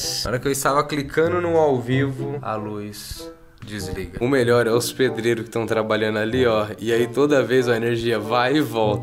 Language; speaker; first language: Portuguese; native; Portuguese